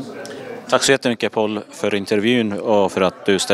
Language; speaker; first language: Swedish; non-native, fluent; Assyrian Neo-Aramaic